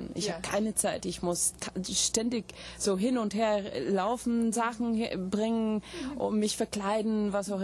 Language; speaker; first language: German; non-native, fluent; English